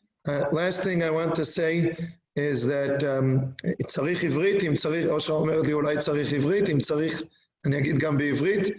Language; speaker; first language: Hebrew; non-native, fluent; English